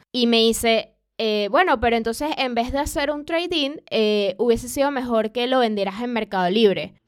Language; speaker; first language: Spanish; native; Spanish